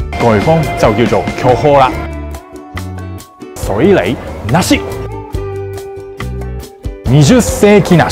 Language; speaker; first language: Chinese; non-native, fluent; Japanese